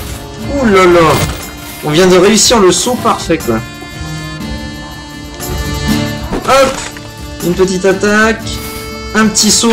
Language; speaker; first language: French; native; French